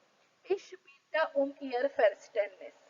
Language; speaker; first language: German; non-native, fluent; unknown